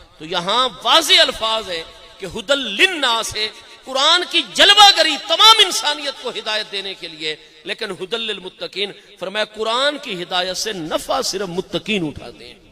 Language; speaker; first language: Urdu; non-native, local second language; Punjabi